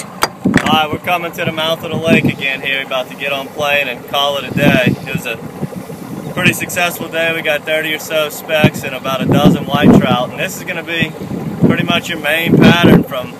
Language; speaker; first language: English; native; English